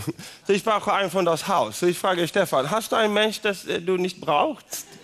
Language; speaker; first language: German; non-native, learner; Swedish